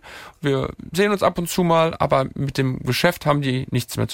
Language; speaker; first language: German; native; German